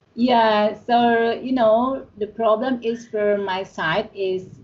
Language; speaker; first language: English; non-native, learner; Indonesian